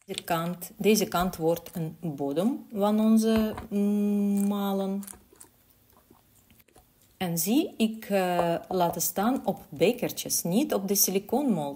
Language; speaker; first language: Dutch; non-native, learner; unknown